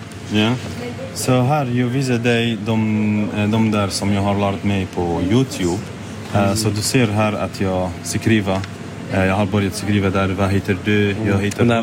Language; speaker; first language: Swedish; non-native, learner; Arabic